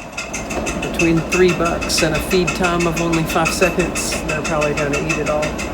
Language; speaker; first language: English; native; English